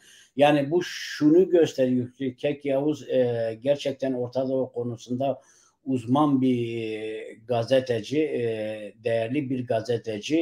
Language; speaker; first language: Turkish; non-native, local second language; Kurdish